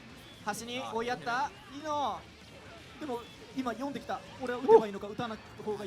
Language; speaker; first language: Japanese; native; Japanese